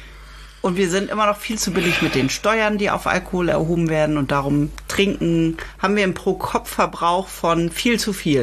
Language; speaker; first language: German; native; German